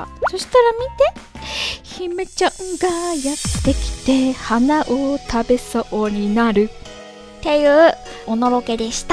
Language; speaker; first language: Japanese; native; Japanese